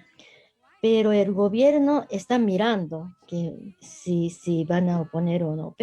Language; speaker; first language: Spanish; non-native, learner; Japanese